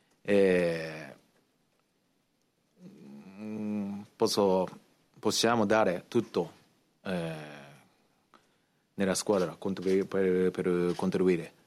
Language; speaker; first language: Italian; non-native, learner; Japanese